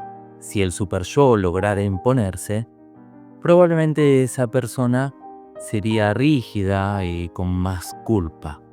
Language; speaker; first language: Spanish; native; Spanish